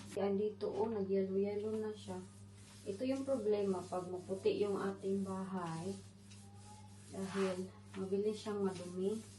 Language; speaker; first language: Filipino; non-native, local second language; Cebuano